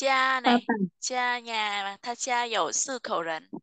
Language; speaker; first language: Chinese; non-native, fluent; Vietnamese